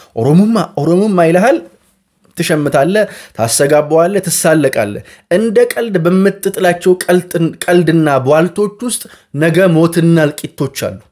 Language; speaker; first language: Amharic; native; Amharic